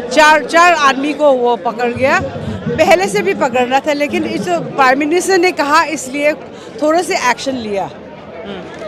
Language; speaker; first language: Hindi; non-native, local second language; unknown